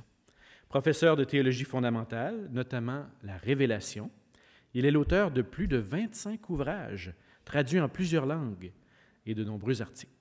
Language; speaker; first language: French; native; French